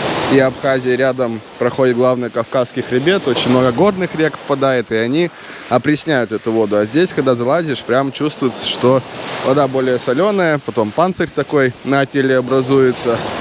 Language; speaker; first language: Russian; native; Russian